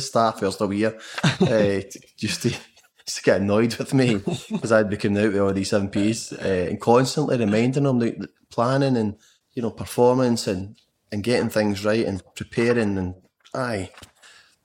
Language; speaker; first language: English; native; English